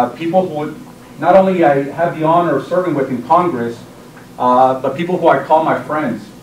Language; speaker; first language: English; early bilingual, other home language; Spanish